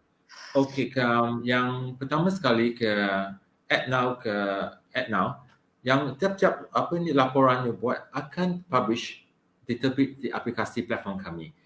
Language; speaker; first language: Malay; non-native, local second language; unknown